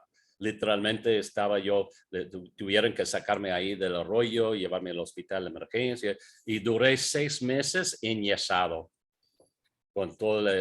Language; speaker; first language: Spanish; non-native, fluent; English